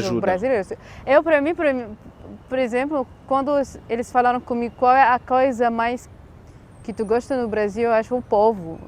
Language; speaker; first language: Portuguese; non-native, fluent; Arabic